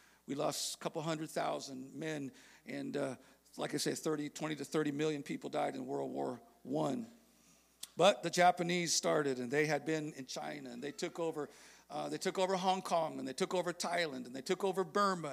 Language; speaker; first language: English; native; English